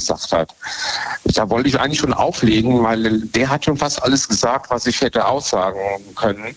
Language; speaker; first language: German; native; German